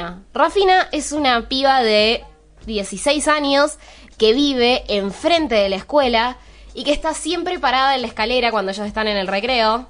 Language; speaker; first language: Spanish; native; Spanish